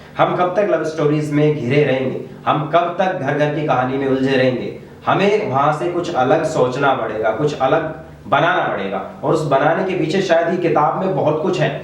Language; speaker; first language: Hindi; native; Hindi